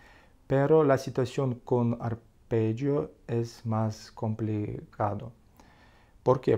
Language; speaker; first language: Spanish; non-native, learner; Russian